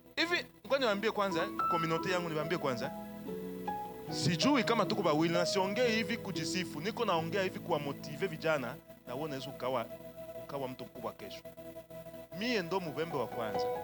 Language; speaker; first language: Swahili; non-native, local second language; Bembe